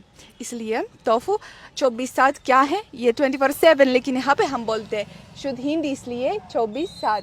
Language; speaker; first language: Hindi; non-native, fluent; Russian